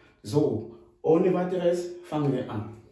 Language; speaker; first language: German; non-native, fluent; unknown